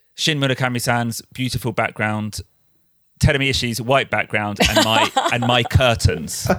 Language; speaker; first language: English; native; English